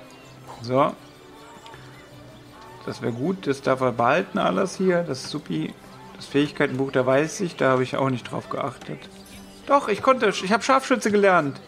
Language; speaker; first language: German; native; German